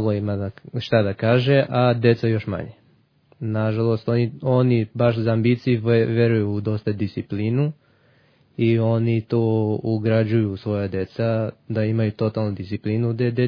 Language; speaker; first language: Serbian; early bilingual, heritage; Serbian